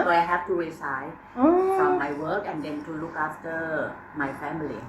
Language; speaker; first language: English; non-native, fluent; Thai